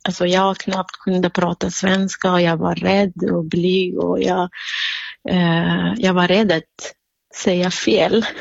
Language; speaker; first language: Swedish; non-native, fluent; Central Kurdish